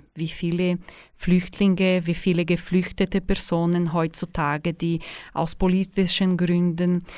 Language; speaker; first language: German; non-native, fluent; Portuguese